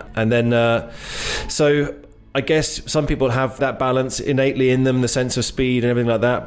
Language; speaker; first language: English; native; English